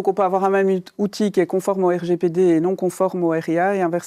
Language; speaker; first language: French; native; French